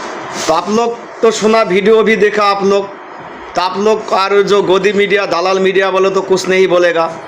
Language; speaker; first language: Hindi; non-native, local second language; Bangla